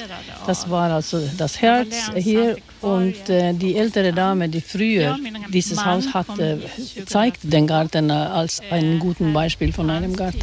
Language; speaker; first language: German; non-native, fluent; Swedish